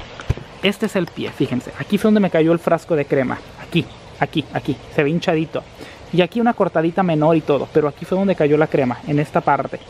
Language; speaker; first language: Spanish; native; Spanish